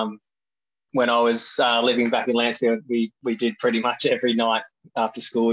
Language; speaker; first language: English; native; English